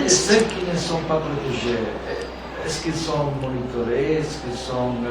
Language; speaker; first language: French; non-native, fluent; Italian